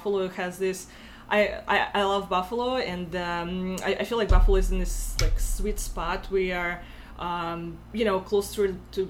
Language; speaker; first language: English; non-native, fluent; Russian